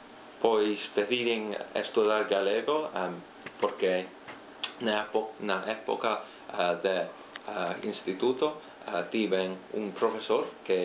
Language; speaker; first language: Spanish; non-native, fluent; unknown